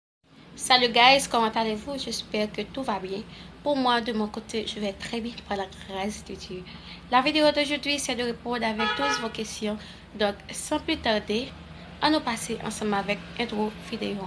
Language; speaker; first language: French; non-native, learner; Haitian Creole